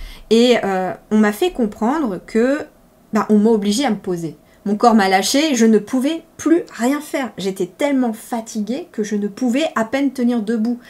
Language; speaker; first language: French; native; French